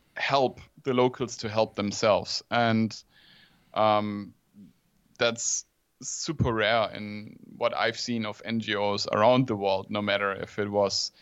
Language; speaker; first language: English; non-native, fluent; German